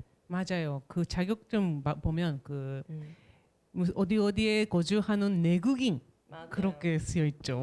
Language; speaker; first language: Korean; non-native, fluent; Japanese